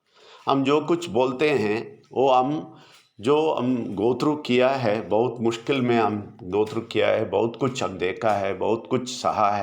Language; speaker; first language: Hindi; non-native, local second language; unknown